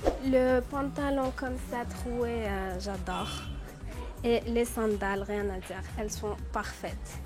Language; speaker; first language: French; non-native, local second language; Arabic